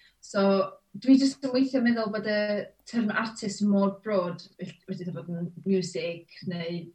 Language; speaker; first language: Welsh; native; Welsh